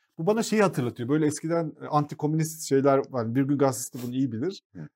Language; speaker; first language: Turkish; native; Turkish